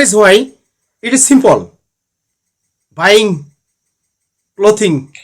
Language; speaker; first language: English; non-native, learner; Bangla